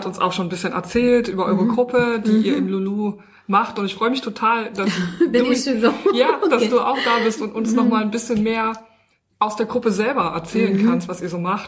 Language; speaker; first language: German; native; German